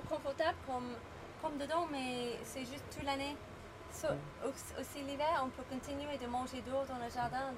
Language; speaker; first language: French; non-native, learner; English